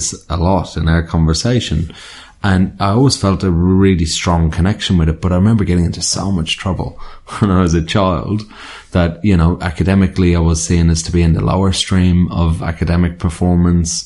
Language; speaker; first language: English; native; English